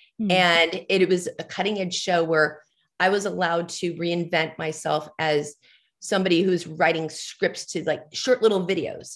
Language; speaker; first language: English; native; English